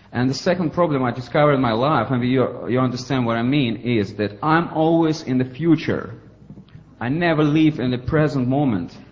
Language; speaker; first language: English; non-native, fluent; Ukrainian